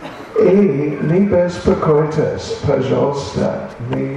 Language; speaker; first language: Russian; non-native, learner; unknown